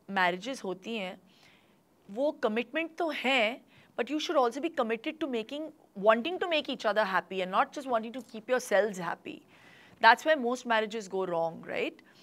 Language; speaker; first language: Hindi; non-native, local second language; Tulu